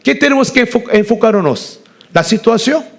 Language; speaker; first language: Spanish; non-native, learner; Korean